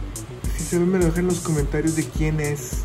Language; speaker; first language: Spanish; native; Spanish